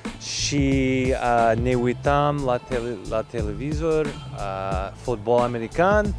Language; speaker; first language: Romanian; non-native, learner; English